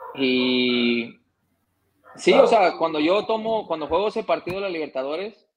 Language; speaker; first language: Spanish; early bilingual, heritage; Spanish